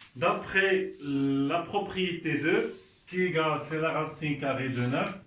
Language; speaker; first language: French; non-native, local second language; Arabic